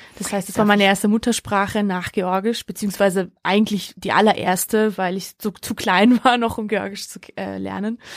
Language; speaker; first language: German; early bilingual, other home language; Georgian